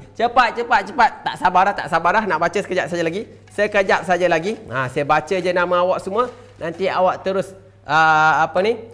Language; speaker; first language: Malay; native; Malay